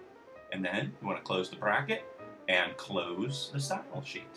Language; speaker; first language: English; native; English